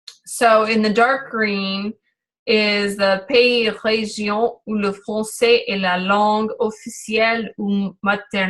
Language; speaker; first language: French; non-native, fluent; English